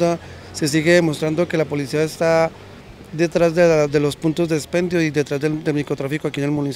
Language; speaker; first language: Spanish; native; Spanish